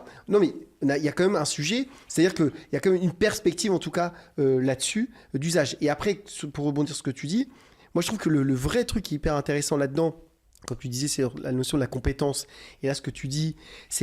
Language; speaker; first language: French; native; French